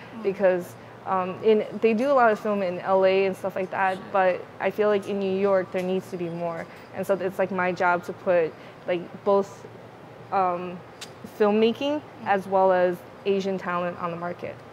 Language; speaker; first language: English; early bilingual, other home language; Chinese